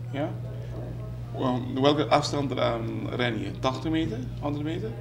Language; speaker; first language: Dutch; non-native, local second language; Papiamento